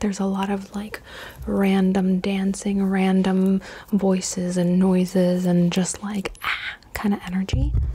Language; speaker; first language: English; early bilingual, other home language; Spanish